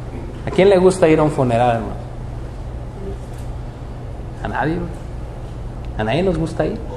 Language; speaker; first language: Spanish; native; Spanish